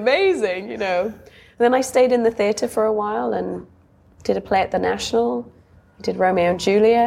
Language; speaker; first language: English; native; English